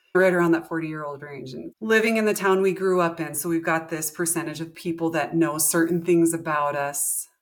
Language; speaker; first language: English; native; English